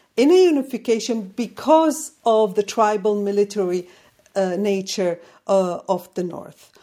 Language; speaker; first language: English; non-native, fluent; Arabic